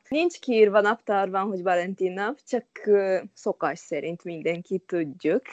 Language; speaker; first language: Hungarian; non-native, fluent; Japanese